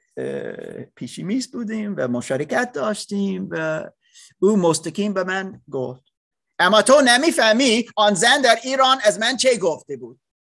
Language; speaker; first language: Persian; non-native, learner; English